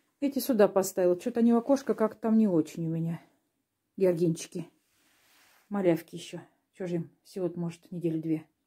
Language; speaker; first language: Russian; native; Russian